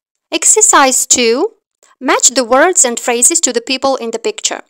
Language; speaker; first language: English; non-native, fluent; Ukrainian